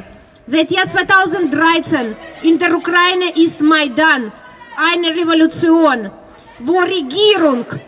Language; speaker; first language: German; non-native, fluent; Russian